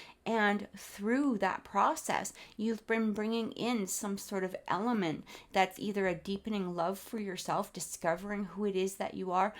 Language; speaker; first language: English; native; English